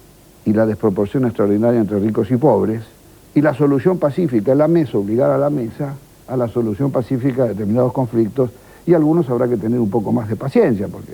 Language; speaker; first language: Spanish; native; Spanish